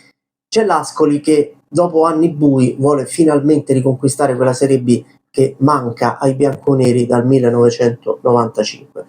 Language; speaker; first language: Italian; native; Italian